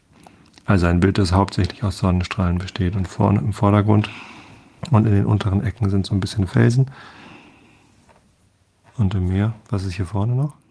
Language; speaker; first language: German; native; German